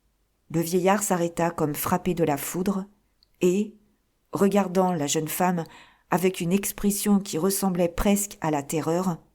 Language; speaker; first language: French; native; French